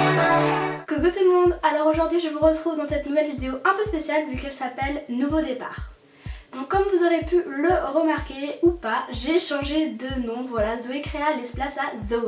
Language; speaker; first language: French; native; French